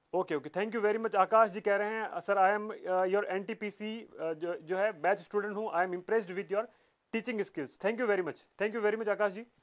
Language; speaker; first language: Hindi; native; Hindi